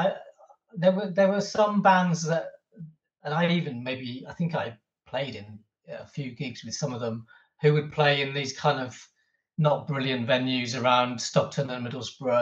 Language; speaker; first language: English; native; English